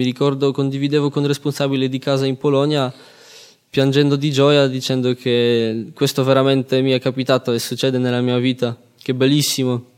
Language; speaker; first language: Italian; non-native, fluent; Polish